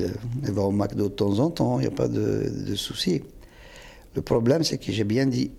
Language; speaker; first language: French; non-native, local second language; Kabyle